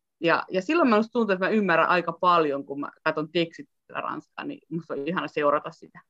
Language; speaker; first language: Finnish; native; Finnish